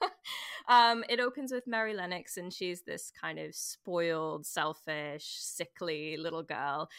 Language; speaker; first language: English; native; English